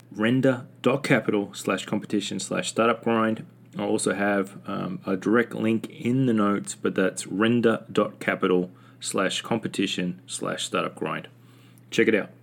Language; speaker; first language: English; native; English